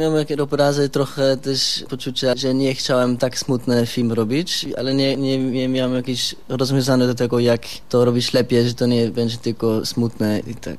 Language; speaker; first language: Polish; non-native, learner; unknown